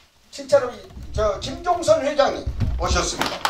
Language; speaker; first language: Korean; native; Korean